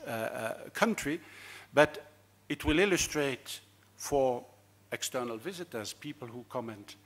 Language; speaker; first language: English; non-native, fluent; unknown